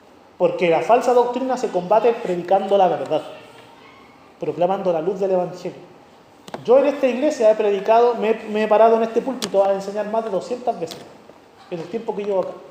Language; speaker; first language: Spanish; native; Spanish